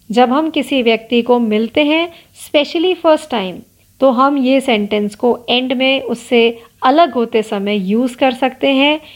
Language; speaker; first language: Hindi; non-native, local second language; Marathi